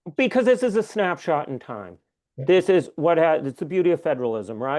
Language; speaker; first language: English; native; English